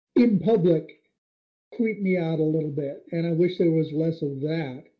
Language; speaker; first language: English; native; English